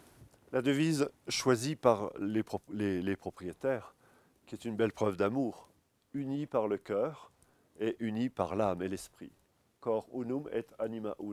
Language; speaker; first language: French; native; French